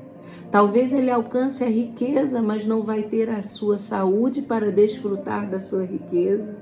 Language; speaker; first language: Portuguese; native; Portuguese